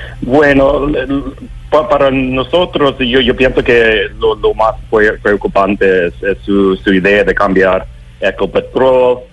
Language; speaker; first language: Spanish; non-native, learner; English